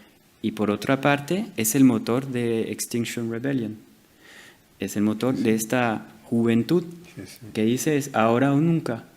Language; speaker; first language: Spanish; non-native, fluent; French